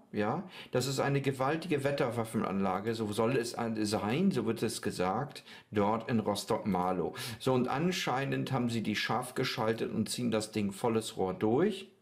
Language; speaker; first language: German; native; German